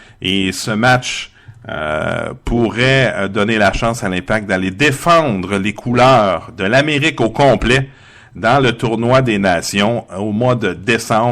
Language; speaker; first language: French; native; French